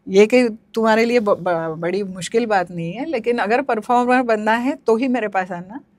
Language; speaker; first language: Hindi; non-native, local second language; Marathi